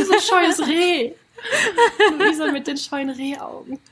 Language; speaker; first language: German; native; German